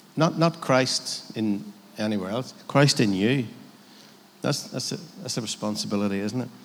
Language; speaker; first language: English; native; English